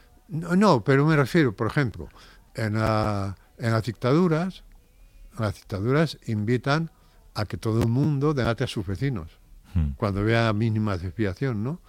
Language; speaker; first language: Spanish; native; Spanish